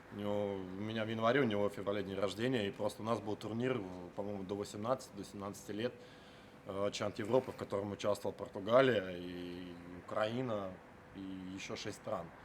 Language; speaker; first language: Russian; native; Russian